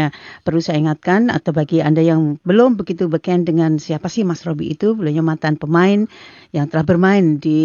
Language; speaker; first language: Indonesian; native; Indonesian